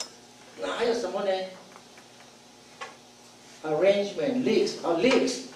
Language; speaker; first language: Chinese; non-native, fluent; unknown